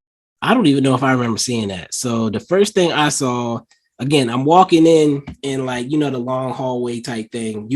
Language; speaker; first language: English; native; English